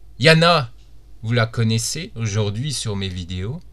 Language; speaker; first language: French; native; French